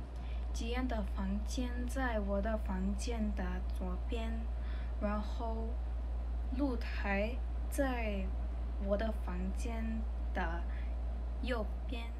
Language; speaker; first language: Chinese; non-native, learner; Indonesian